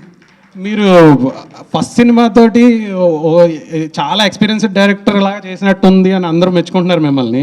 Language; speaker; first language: Telugu; native; Telugu